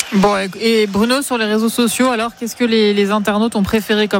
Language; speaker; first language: French; native; French